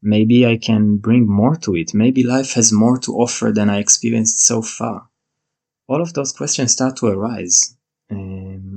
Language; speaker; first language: English; non-native, fluent; Hebrew